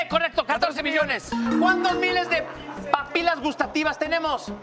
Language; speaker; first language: Spanish; native; Spanish